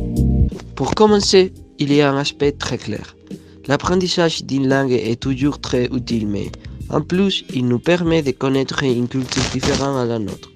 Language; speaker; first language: French; non-native, learner; Spanish